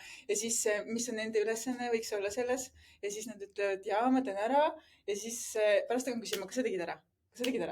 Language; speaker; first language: Estonian; native; Estonian